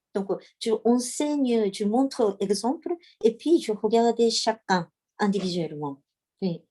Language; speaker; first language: French; non-native, learner; Japanese